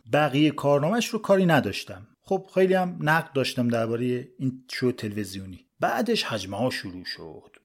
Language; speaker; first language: Persian; native; Persian